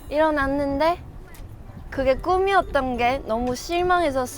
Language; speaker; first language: Korean; non-native, fluent; Chinese